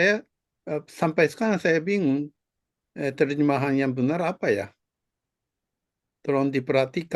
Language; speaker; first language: Indonesian; non-native, fluent; Japanese